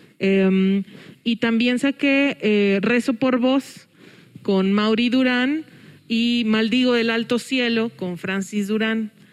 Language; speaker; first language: Spanish; early bilingual, heritage; English